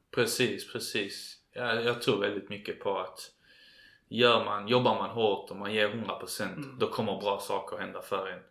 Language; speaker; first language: Swedish; native; Swedish